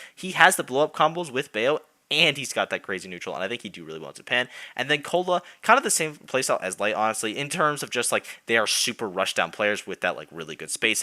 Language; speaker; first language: English; native; English